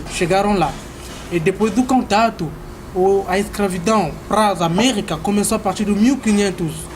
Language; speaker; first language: Portuguese; non-native, fluent; Kongo